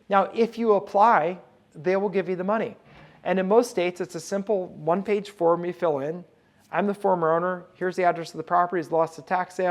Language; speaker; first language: English; native; English